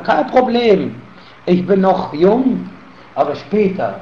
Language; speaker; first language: German; non-native, fluent; Arabic